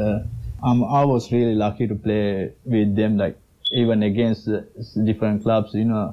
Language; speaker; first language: English; non-native, local second language; Sinhala